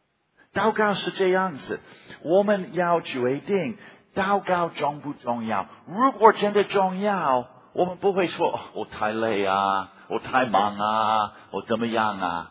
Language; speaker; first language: Chinese; non-native, fluent; English